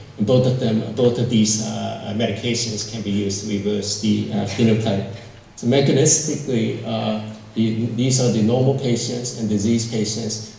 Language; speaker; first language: English; non-native, fluent; Min Nan Chinese